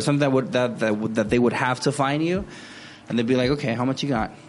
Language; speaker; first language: English; non-native, fluent; Spanish